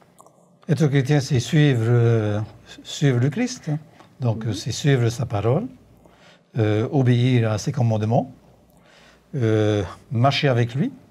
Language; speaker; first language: French; native; French